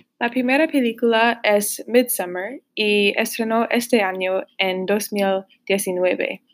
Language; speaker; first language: Spanish; non-native, learner; English